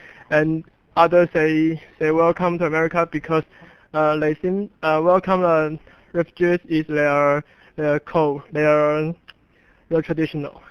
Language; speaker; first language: English; non-native, learner; Chinese